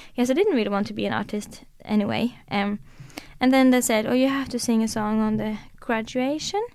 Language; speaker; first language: English; non-native, fluent; Norwegian